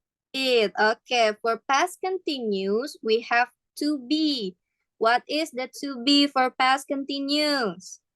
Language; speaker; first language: English; non-native, fluent; Indonesian